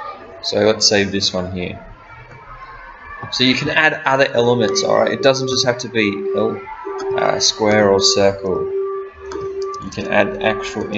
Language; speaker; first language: English; native; English